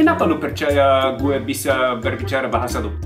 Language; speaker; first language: Indonesian; non-native, fluent; German